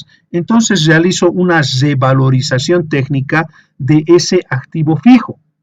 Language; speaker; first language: Spanish; native; Spanish